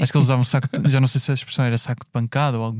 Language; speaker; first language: Portuguese; native; Portuguese